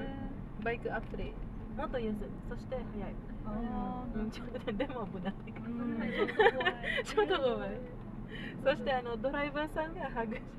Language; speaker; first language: Japanese; non-native, learner; Filipino